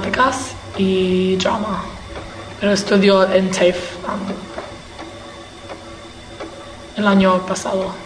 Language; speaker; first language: Spanish; early bilingual, heritage; English